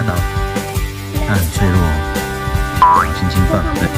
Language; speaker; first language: Chinese; native; Chinese